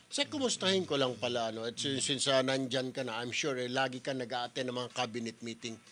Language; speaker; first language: Filipino; native; Filipino